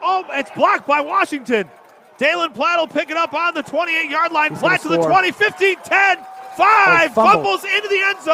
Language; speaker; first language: English; native; English